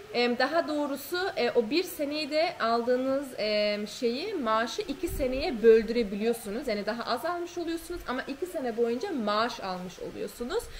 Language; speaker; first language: Turkish; early bilingual, heritage; Turkish